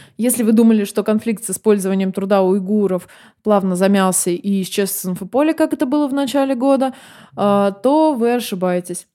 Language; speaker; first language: Russian; native; Russian